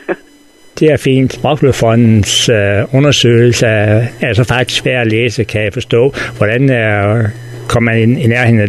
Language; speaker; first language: Danish; native; Danish